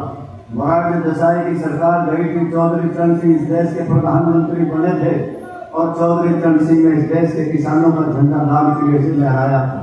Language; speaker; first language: Hindi; native; Hindi